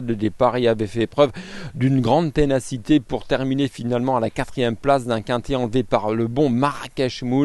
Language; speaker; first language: French; native; French